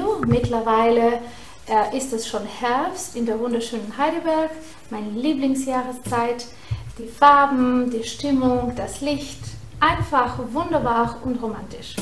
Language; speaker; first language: German; non-native, fluent; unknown